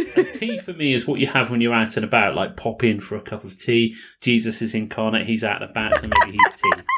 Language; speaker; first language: English; native; English